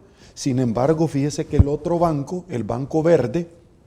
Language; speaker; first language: Spanish; native; Spanish